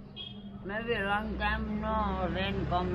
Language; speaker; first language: English; non-native, learner; Nepali